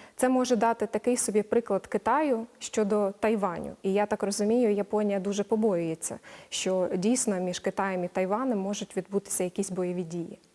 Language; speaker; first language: Ukrainian; native; Ukrainian